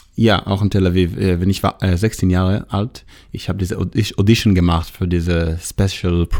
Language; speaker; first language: German; non-native, learner; Hebrew